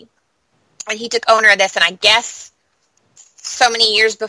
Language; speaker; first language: English; native; English